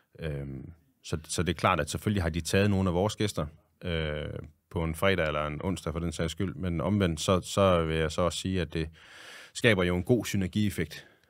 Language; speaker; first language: Danish; native; Danish